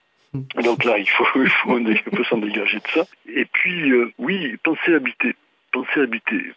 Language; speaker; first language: French; native; French